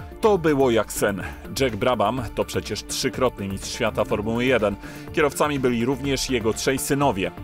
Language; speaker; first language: Polish; native; Polish